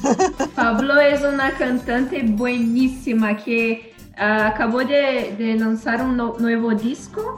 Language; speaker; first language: Spanish; non-native, learner; Portuguese